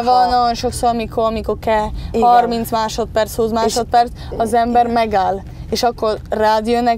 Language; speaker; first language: Hungarian; early bilingual, heritage; Spanish